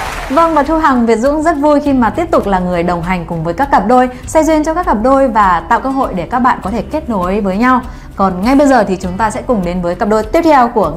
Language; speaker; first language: Vietnamese; native; Vietnamese